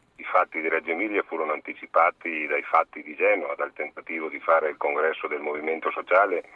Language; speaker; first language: Italian; native; Italian